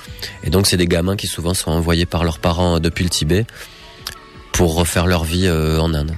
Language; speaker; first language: French; native; French